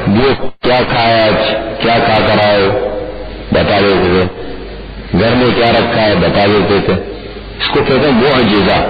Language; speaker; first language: Urdu; non-native, local second language; Pashto